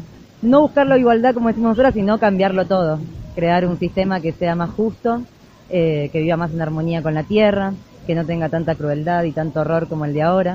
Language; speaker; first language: Spanish; native; Spanish